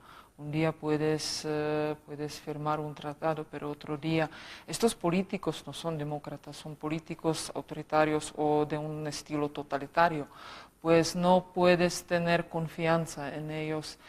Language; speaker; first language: Spanish; non-native, fluent; Czech